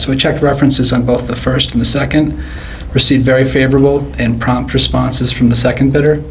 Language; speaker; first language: English; native; English